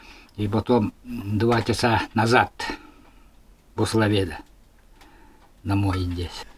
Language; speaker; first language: Russian; non-native, local second language; Yakut